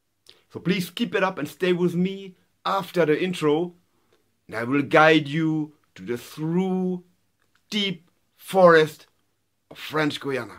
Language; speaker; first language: English; non-native, fluent; German